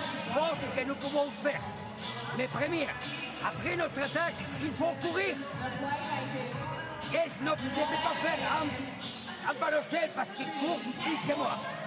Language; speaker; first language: French; non-native, learner; Spanish